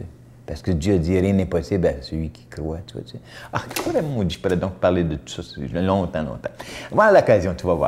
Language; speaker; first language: French; native; French